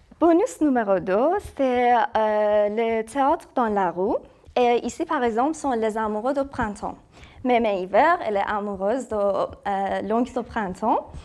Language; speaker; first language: French; non-native, fluent; Persian